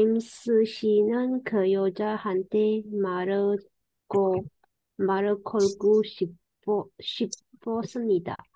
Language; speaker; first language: Korean; non-native, learner; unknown